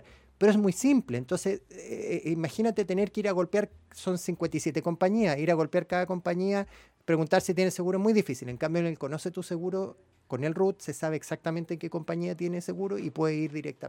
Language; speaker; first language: Spanish; native; Spanish